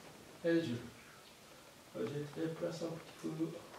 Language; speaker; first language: French; non-native, learner; Japanese